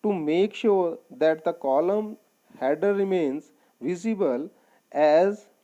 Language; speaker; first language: English; non-native, local second language; Punjabi